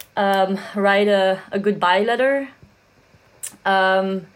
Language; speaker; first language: English; non-native, fluent; Dutch